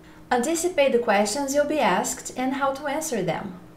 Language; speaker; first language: English; non-native, fluent; Portuguese